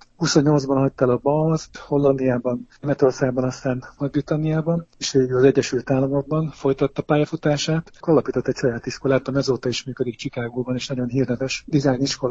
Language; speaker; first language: Hungarian; native; Hungarian